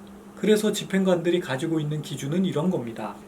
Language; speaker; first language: Korean; native; Korean